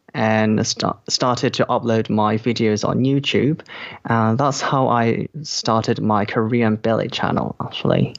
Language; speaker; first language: English; non-native, fluent; Korean